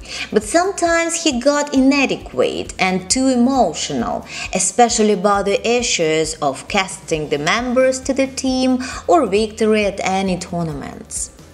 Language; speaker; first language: English; non-native, fluent; Russian